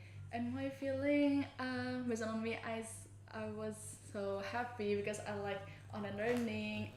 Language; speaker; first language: English; non-native, learner; Indonesian